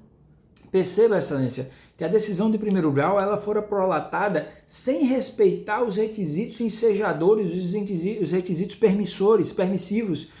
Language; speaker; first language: Portuguese; native; Portuguese